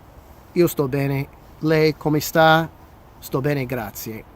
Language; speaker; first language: Italian; non-native, fluent; English